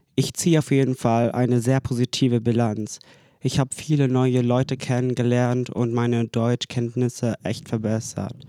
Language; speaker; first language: German; non-native, fluent; French